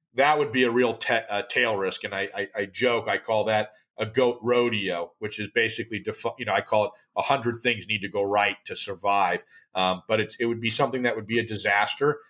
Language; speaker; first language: English; native; English